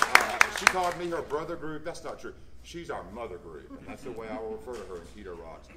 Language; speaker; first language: English; native; English